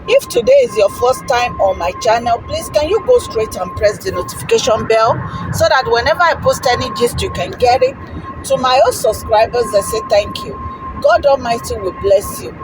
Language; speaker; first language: English; non-native, local second language; Yoruba